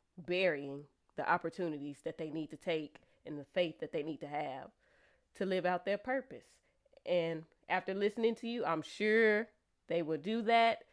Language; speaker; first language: English; native; English